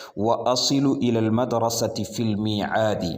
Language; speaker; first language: Arabic; non-native, fluent; Urdu